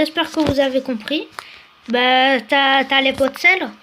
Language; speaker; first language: French; native; French